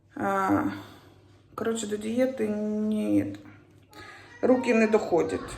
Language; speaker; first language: Ukrainian; native; Ukrainian